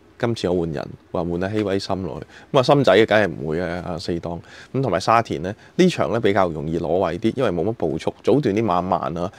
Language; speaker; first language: Chinese; non-native, local second language; Cantonese